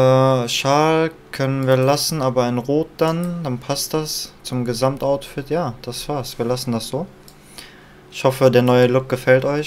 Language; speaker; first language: German; native; German